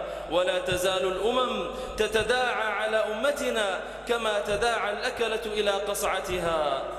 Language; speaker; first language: Arabic; non-native, learner; Pashto